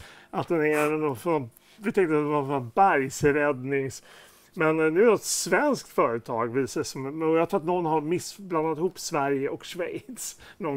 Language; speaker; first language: Swedish; native; Swedish